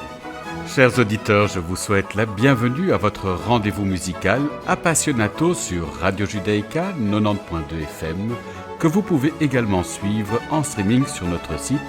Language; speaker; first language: French; native; French